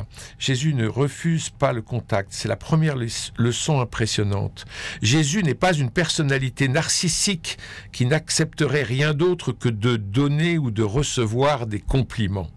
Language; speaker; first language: French; native; French